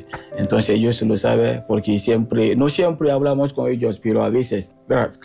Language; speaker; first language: Spanish; non-native, learner; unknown